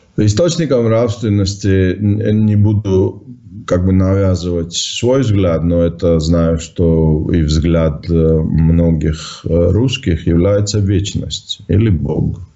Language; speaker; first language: Russian; non-native, local second language; Georgian